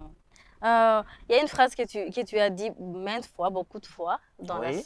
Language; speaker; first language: French; non-native, local second language; Rundi